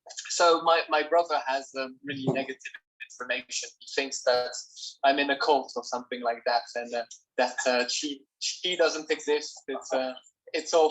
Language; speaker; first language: English; non-native, fluent; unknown